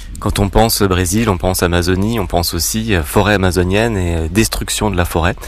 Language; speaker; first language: French; native; French